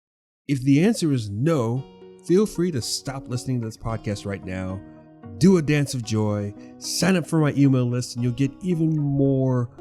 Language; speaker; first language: English; native; English